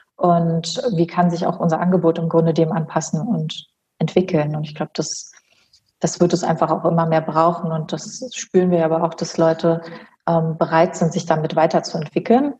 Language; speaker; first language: German; early bilingual, other home language; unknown